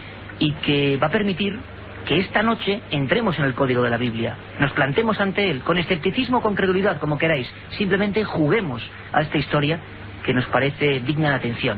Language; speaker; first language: Spanish; native; Spanish